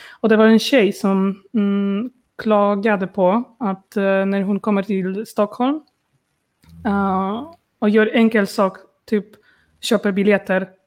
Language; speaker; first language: Swedish; non-native, learner; Polish